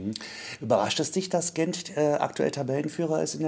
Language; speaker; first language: German; native; German